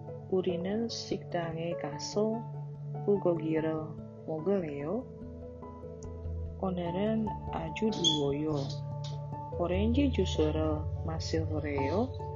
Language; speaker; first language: Korean; non-native, learner; Indonesian